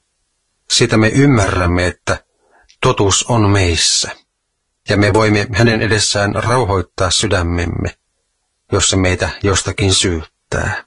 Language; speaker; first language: Finnish; native; Finnish